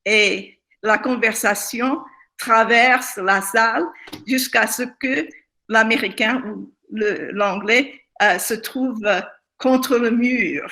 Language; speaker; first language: French; non-native, fluent; English